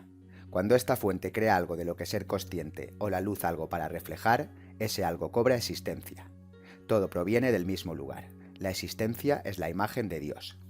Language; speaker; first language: Spanish; native; Spanish